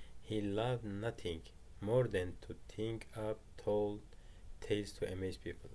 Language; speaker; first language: English; non-native, fluent; Turkish